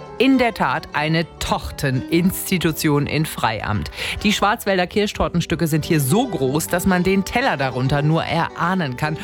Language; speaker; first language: German; native; German